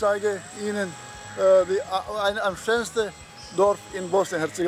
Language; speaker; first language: German; non-native, learner; Bosnian